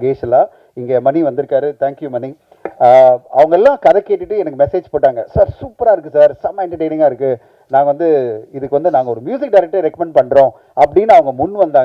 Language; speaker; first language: Tamil; native; Tamil